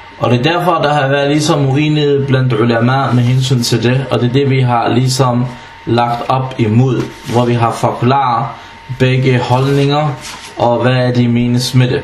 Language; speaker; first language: Danish; early bilingual, other home language; Arabic